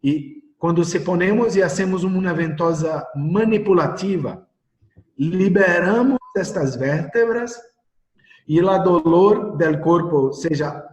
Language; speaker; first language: Spanish; non-native, learner; Portuguese